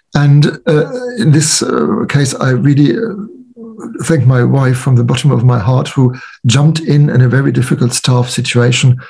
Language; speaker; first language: English; non-native, fluent; German